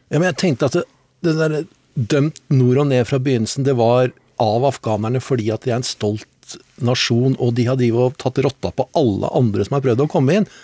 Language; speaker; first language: Norwegian; native; Norwegian